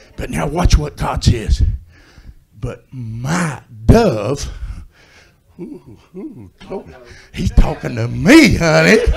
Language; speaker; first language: English; native; English